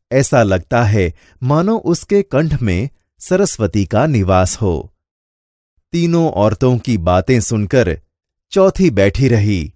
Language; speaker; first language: Hindi; non-native, local second language; Gujarati